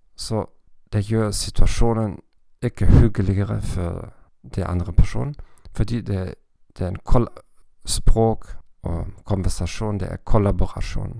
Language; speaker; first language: Norwegian; non-native, learner; German